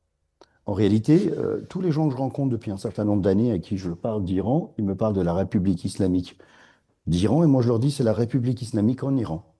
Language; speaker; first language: French; non-native, fluent; Persian